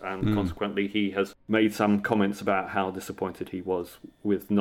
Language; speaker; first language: English; native; English